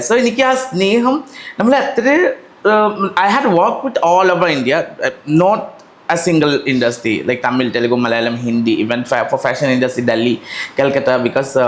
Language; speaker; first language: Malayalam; non-native, fluent; Assamese